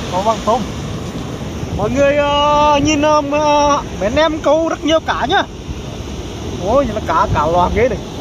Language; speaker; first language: Vietnamese; native; Vietnamese